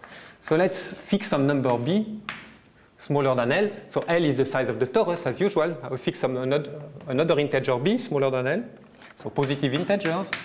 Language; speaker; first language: English; non-native, fluent; French